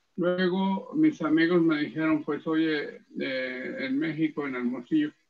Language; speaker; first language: Spanish; early bilingual, heritage; Spanish